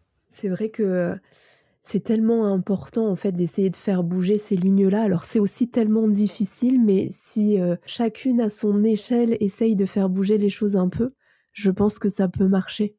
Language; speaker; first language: French; native; French